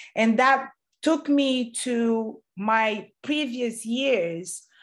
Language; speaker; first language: English; non-native, fluent; Portuguese